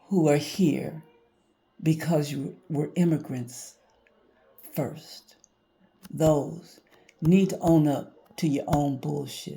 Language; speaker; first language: English; native; English